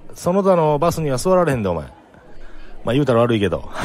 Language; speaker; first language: Japanese; native; Japanese